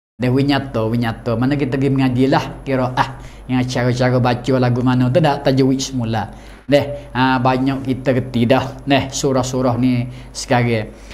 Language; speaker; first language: Malay; native; Malay